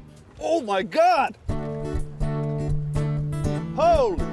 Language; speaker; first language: English; native; English